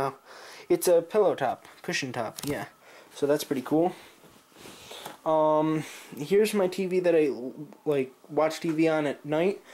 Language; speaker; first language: English; native; English